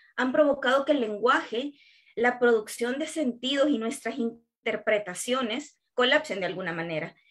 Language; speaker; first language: Spanish; native; Spanish